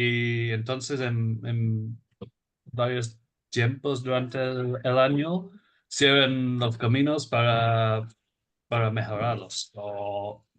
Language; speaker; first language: Spanish; non-native, fluent; English